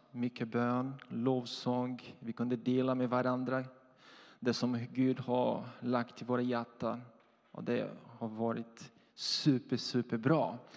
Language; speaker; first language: Swedish; non-native, fluent; Portuguese